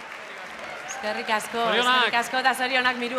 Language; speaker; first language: Basque; native; Basque